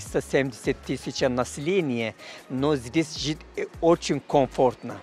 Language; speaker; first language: Russian; non-native, learner; Turkish